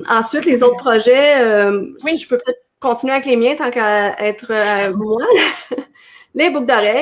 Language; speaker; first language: French; native; French